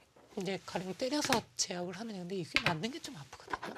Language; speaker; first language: Korean; native; Korean